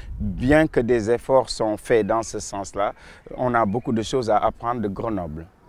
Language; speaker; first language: French; non-native, local second language; Wolof